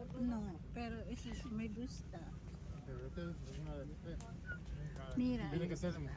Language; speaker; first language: Spanish; non-native, learner; Filipino